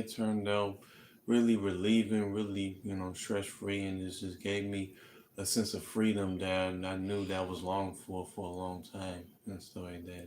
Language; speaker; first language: English; native; English